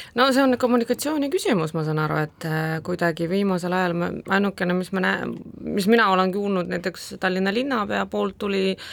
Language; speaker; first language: Estonian; non-native, local second language; Russian